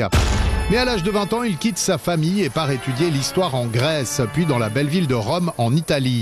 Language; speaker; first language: French; native; French